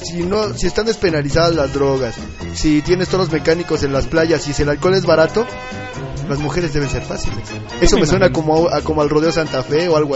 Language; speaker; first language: Spanish; native; Spanish